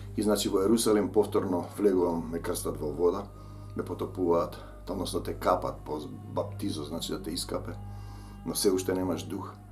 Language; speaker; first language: Macedonian; native; Macedonian